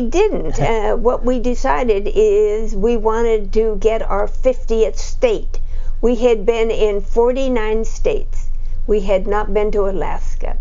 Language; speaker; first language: English; native; English